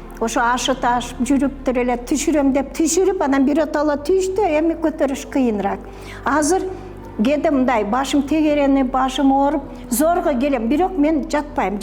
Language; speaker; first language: Kyrgyz; non-native, local second language; Russian